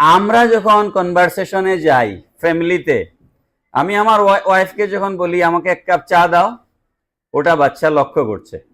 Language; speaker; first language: Bangla; native; Bangla